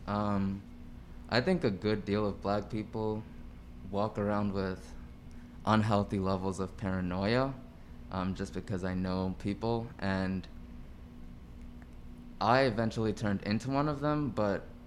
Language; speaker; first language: English; native; English